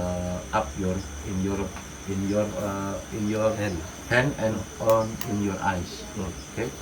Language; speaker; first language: English; non-native, learner; Indonesian